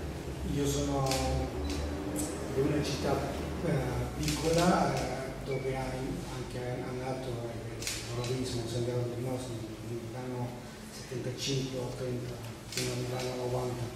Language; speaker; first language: Italian; non-native, fluent; Spanish